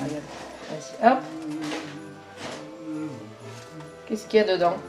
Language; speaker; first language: French; native; French